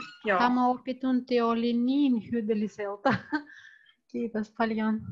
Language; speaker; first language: Finnish; non-native, learner; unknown